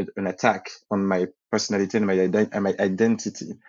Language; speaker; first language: English; early bilingual, other home language; French